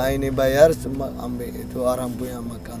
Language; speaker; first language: Indonesian; non-native, learner; Rohingya